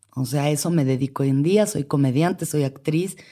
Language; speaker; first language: Spanish; native; Spanish